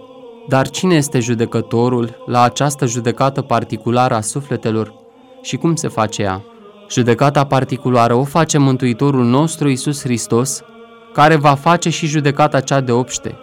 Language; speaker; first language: Romanian; native; Romanian